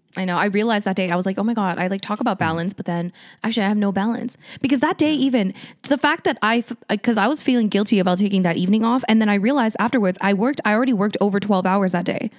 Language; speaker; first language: English; early bilingual, other home language; Korean